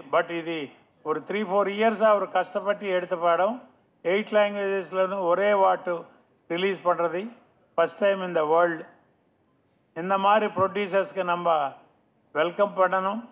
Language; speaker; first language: Tamil; non-native, local second language; Telugu